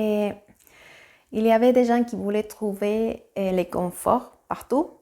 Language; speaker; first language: French; non-native, fluent; Spanish